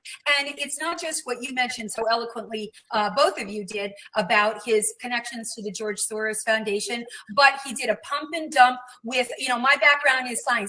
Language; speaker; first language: English; native; English